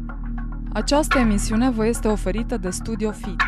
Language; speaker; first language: Romanian; native; Romanian